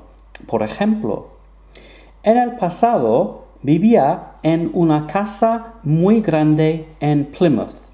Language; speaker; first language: Spanish; non-native, fluent; English